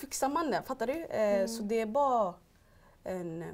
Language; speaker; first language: Swedish; early bilingual, other home language; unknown